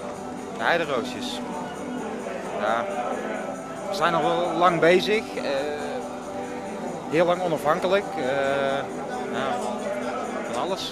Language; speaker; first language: Dutch; native; Dutch